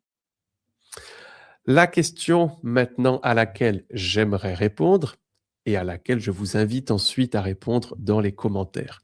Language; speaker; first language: French; native; French